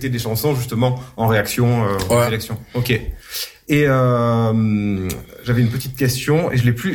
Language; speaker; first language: French; native; French